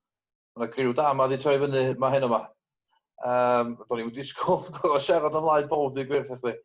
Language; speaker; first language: Welsh; native; Welsh